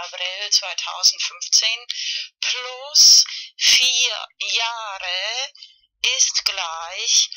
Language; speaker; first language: German; non-native, fluent; Spanish